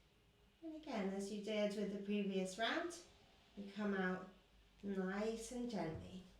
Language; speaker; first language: English; native; English